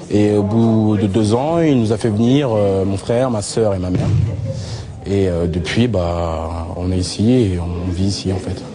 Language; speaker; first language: French; early bilingual, other home language; Lingala